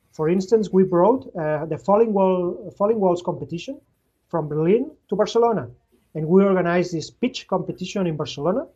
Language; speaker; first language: English; non-native, fluent; Spanish